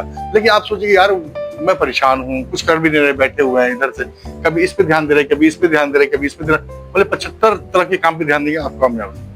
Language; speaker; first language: Hindi; native; Hindi